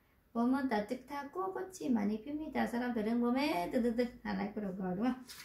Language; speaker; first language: Korean; non-native, fluent; Vietnamese